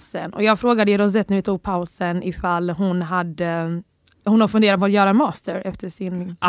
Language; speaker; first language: Swedish; early bilingual, other home language; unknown